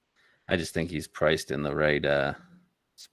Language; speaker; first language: English; native; English